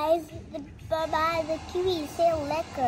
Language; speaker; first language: Dutch; early bilingual, other home language; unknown